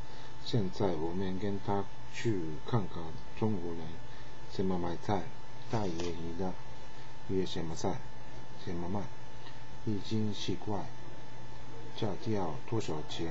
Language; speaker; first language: Chinese; non-native, learner; Japanese